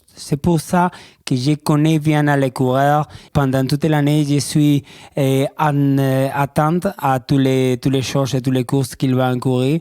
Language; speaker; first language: French; non-native, learner; Spanish